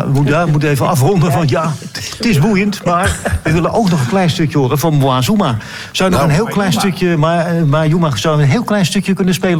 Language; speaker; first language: Dutch; native; Dutch